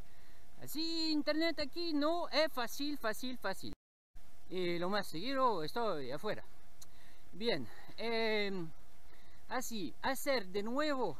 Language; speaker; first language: Spanish; non-native, learner; French